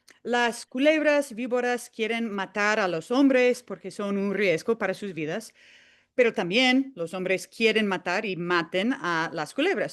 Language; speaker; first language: Spanish; non-native, fluent; English